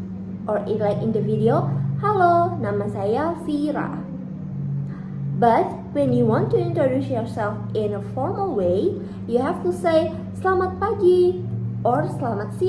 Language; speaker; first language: English; non-native, fluent; Indonesian